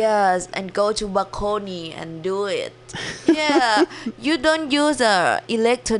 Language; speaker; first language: English; non-native, learner; Thai